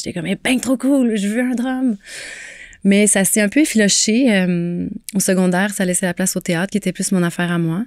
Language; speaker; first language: French; native; French